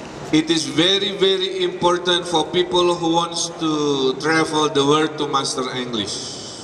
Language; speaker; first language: English; non-native, fluent; Indonesian